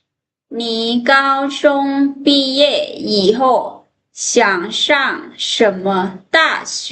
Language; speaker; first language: Chinese; non-native, fluent; Lao